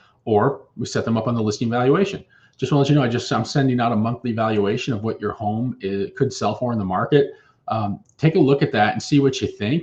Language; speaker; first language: English; native; English